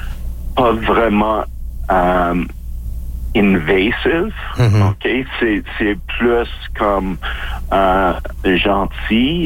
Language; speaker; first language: French; non-native, local second language; English